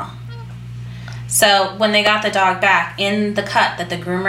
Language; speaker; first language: English; native; English